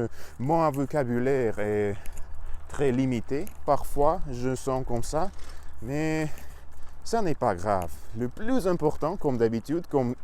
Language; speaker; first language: French; non-native, learner; Russian